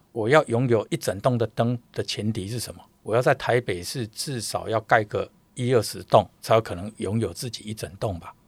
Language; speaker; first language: Chinese; native; Chinese